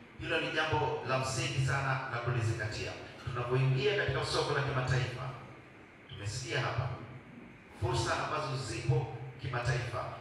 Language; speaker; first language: Swahili; native; Swahili